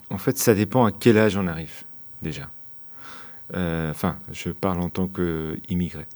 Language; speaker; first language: French; non-native, fluent; Persian